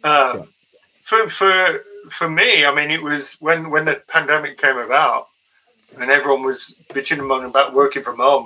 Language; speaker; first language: English; native; English